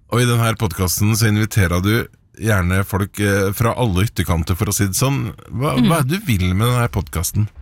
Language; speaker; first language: Norwegian; native; Norwegian